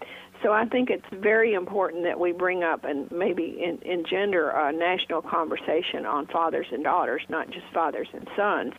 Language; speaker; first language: English; native; English